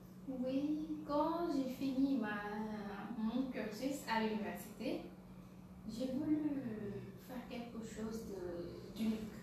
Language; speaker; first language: French; non-native, local second language; Wolof